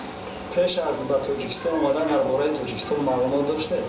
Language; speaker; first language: Persian; native; Persian